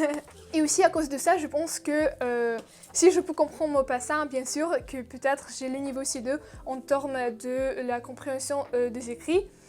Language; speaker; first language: French; non-native, fluent; Russian